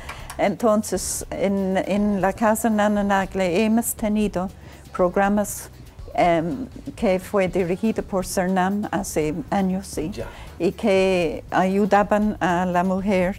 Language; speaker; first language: Spanish; non-native, fluent; English